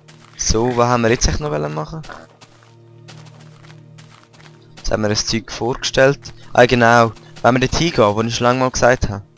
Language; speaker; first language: German; native; German